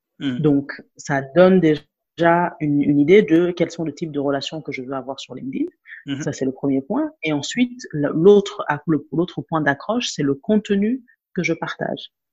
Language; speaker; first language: French; non-native, local second language; Wolof